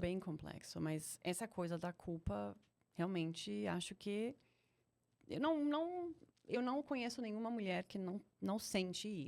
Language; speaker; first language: Portuguese; non-native, fluent; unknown